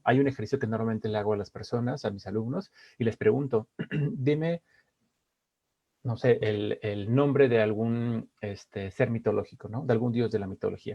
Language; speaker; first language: Spanish; native; Spanish